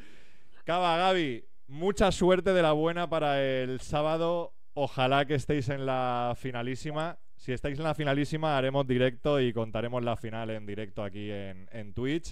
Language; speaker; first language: Spanish; native; Spanish